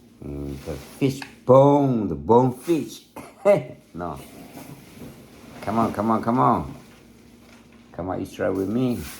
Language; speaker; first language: English; non-native, learner; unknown